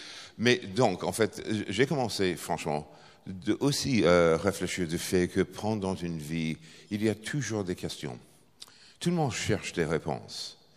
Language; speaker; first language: French; non-native, fluent; English